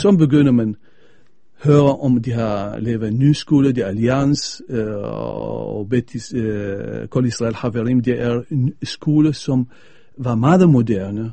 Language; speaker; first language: Danish; non-native, fluent; Arabic